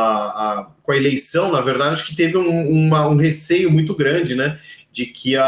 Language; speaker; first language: Portuguese; native; Portuguese